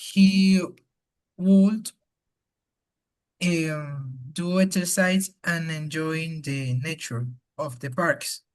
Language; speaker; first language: English; non-native, learner; Spanish